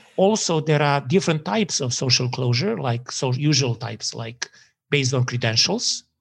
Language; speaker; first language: English; non-native, fluent; Serbian